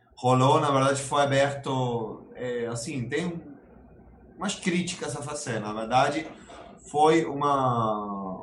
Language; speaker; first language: Portuguese; non-native, fluent; Spanish